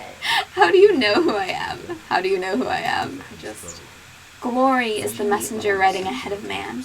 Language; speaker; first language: English; native; English